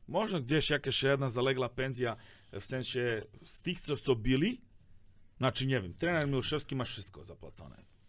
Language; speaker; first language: Polish; non-native, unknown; Serbian